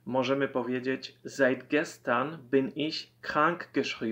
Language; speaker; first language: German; non-native, fluent; Polish